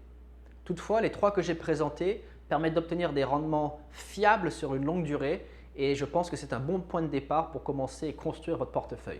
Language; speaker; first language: French; native; French